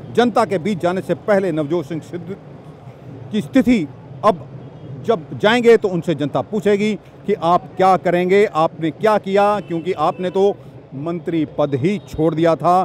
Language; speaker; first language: Hindi; non-native, local second language; Punjabi